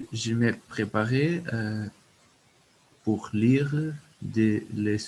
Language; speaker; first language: French; non-native, learner; Portuguese